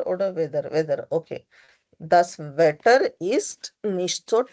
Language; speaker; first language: German; non-native, learner; Hindi